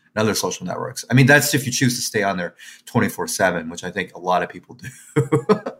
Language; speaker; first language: English; native; English